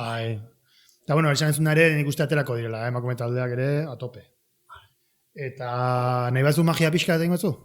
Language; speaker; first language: Basque; native; Basque